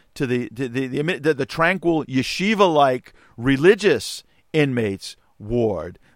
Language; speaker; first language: English; native; English